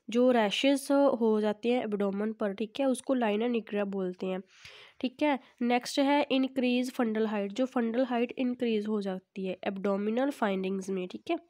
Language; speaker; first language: Hindi; non-native, local second language; Punjabi